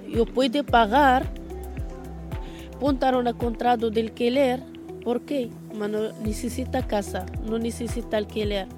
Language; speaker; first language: Spanish; non-native, learner; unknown